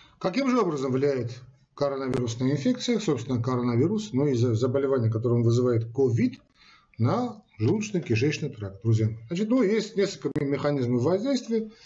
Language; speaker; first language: Russian; non-native, local second language; Armenian